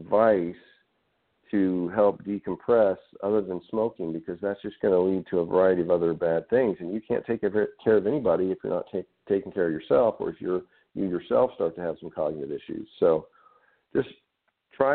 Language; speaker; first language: English; native; English